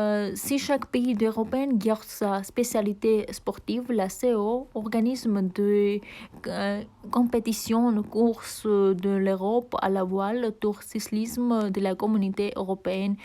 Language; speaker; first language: French; non-native, learner; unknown